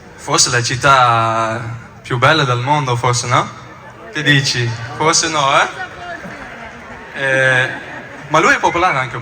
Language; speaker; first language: Italian; non-native, fluent; Dutch